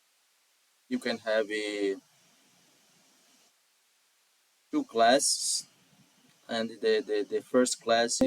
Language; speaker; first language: English; non-native, learner; Portuguese